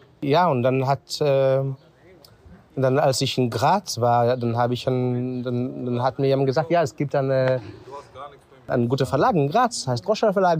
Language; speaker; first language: German; non-native, fluent; Hebrew